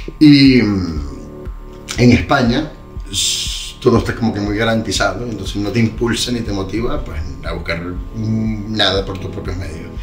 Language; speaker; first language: Spanish; native; Spanish